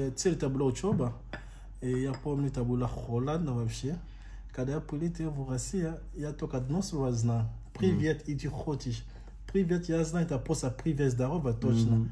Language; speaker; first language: Russian; non-native, learner; Lingala